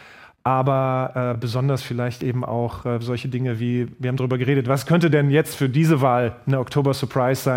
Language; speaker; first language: German; native; German